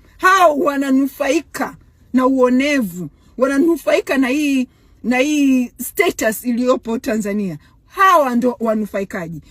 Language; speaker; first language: Swahili; native; Swahili